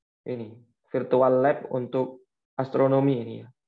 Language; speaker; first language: Indonesian; native; Indonesian